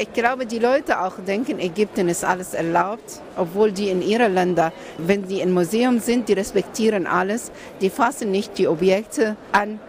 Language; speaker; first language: German; non-native, fluent; Arabic